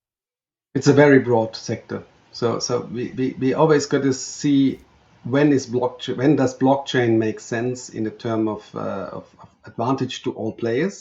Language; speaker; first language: English; non-native, fluent; German